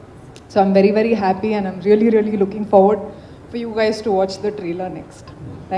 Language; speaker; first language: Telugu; non-native, local second language; Hindi